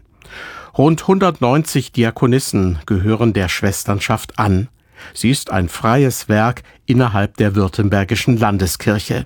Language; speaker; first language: German; native; German